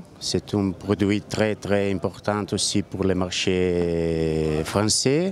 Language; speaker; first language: French; non-native, learner; Italian